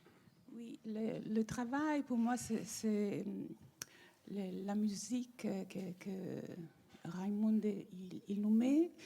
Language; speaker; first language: French; non-native, learner; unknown